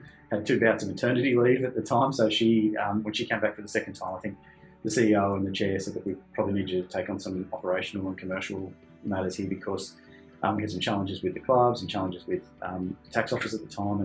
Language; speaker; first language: English; native; English